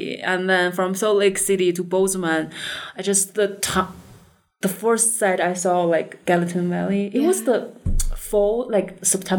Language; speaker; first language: English; non-native, fluent; Chinese